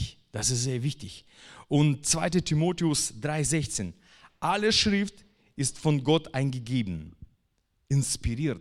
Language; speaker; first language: German; non-native, fluent; Russian